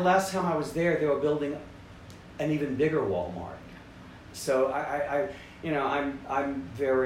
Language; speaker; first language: English; native; English